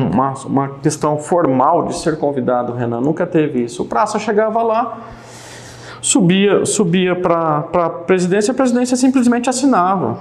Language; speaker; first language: Portuguese; native; Portuguese